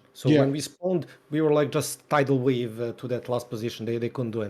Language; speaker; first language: English; non-native, fluent; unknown